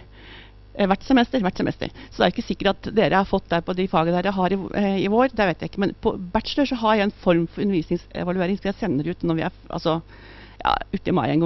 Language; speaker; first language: Norwegian; native; Norwegian